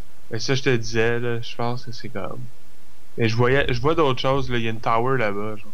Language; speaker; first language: French; native; French